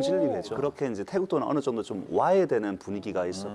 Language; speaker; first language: Korean; native; Korean